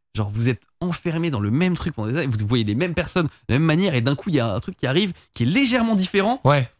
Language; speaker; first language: French; native; French